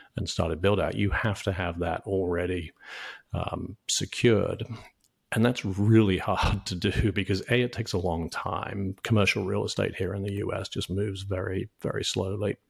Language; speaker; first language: English; native; English